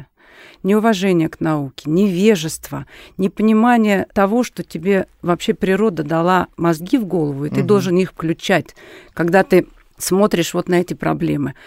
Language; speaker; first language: Russian; native; Russian